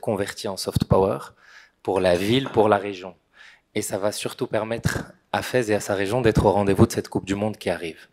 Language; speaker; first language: French; non-native, local second language; Arabic